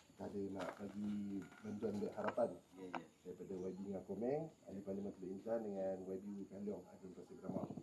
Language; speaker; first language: Malay; native; Malay